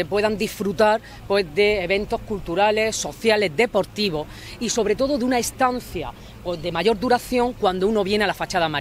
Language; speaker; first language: Spanish; native; Spanish